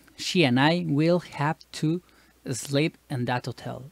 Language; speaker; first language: English; non-native, learner; Spanish